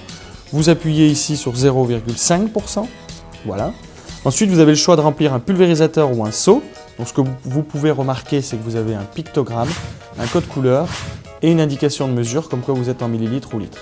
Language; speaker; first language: French; native; French